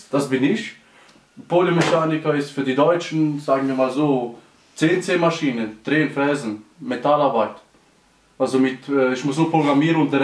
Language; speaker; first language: German; early bilingual, other home language; Albanian